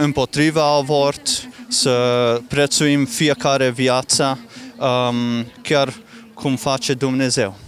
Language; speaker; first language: Romanian; non-native, fluent; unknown